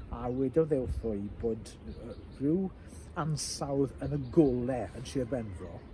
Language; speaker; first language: Welsh; native; Welsh